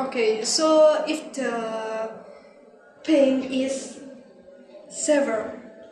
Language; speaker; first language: English; non-native, learner; Indonesian